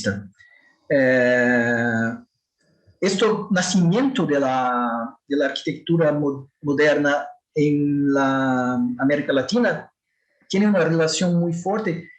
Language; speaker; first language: Spanish; non-native, fluent; Portuguese